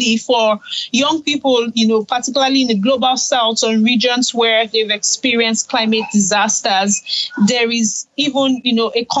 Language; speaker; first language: English; non-native, local second language; Igbo